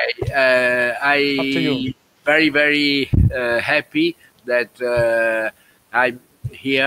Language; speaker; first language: English; non-native, learner; Italian